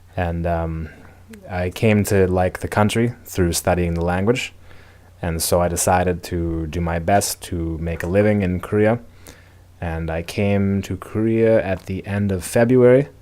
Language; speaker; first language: English; native; English